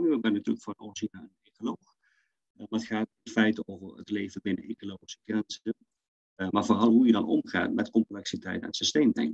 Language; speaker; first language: Dutch; native; Dutch